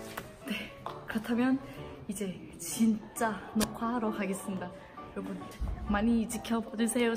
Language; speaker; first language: Korean; non-native, fluent; Thai